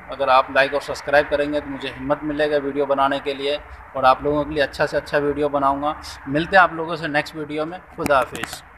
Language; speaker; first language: Hindi; native; Hindi